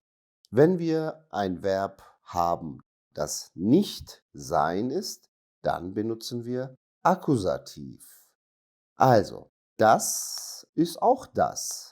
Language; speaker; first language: German; non-native, fluent; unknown